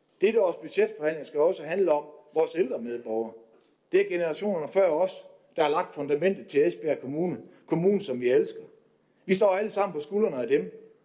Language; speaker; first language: Danish; native; Danish